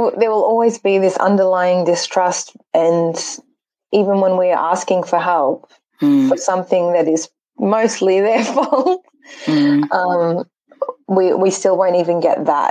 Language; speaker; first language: English; early bilingual, other home language; Persian